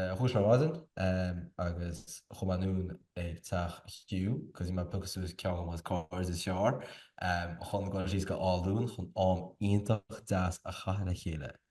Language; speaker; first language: Irish; native; Irish